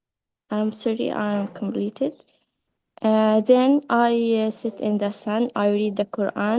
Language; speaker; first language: English; non-native, learner; Arabic